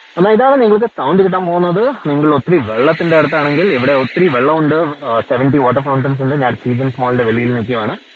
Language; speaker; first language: Malayalam; early bilingual, heritage; Malayalam